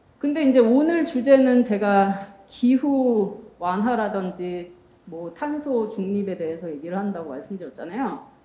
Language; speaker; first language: Korean; native; Korean